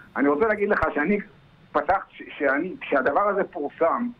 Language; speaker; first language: Hebrew; native; Hebrew